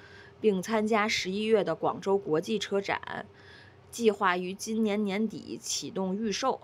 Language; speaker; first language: Chinese; native; Chinese